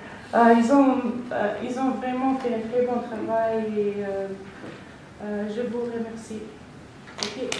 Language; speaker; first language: French; non-native, fluent; English